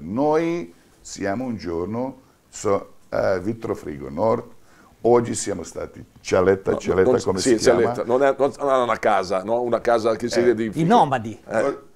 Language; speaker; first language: Italian; non-native, fluent; Croatian